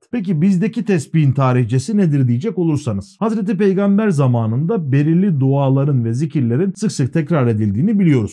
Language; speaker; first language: Turkish; native; Turkish